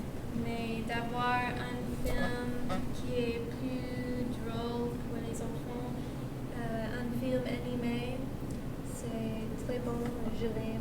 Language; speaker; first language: French; non-native, learner; English